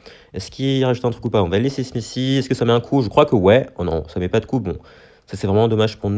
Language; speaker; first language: French; native; French